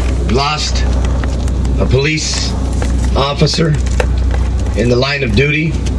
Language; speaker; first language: English; native; English